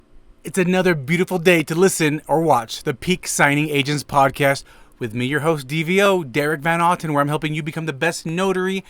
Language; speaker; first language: English; native; English